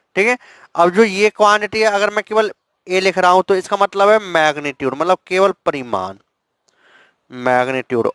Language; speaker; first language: Hindi; native; Hindi